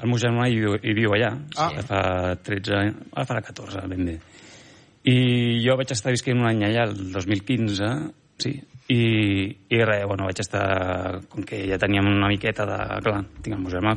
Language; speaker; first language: Catalan; native; Catalan